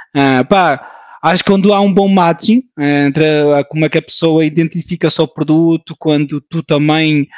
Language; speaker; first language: Portuguese; early bilingual, heritage; French